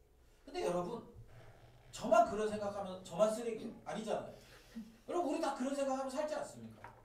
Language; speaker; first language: Korean; native; Korean